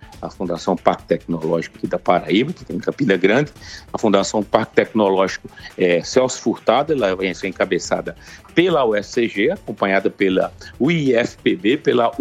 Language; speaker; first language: Portuguese; native; Portuguese